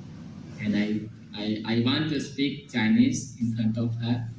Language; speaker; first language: English; non-native, learner; Hindi